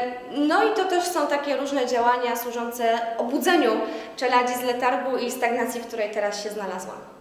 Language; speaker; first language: Polish; native; Polish